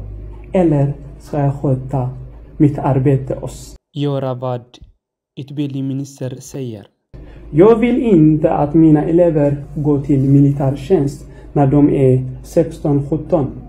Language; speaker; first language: Swedish; non-native, fluent; Tigrinya